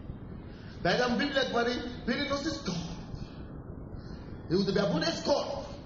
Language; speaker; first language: Russian; non-native, fluent; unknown